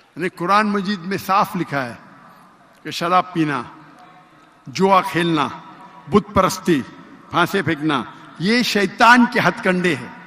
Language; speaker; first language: Urdu; non-native, local second language; Konkani